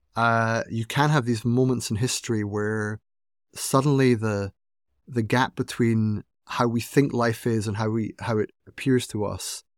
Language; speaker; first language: English; native; English